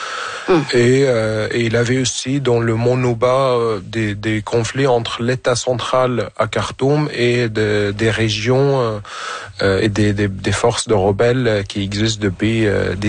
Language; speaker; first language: French; non-native, fluent; Arabic